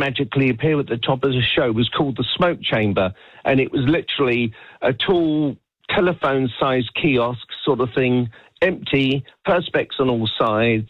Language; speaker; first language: English; native; English